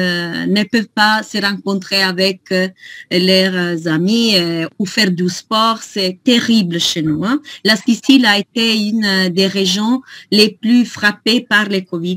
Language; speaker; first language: French; non-native, fluent; Italian